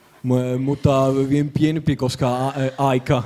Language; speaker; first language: Finnish; non-native, learner; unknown